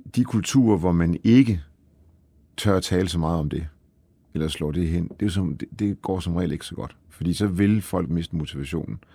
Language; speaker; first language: Danish; early bilingual, other home language; Polish